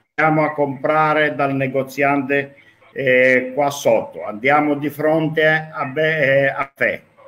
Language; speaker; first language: Italian; non-native, fluent; Greek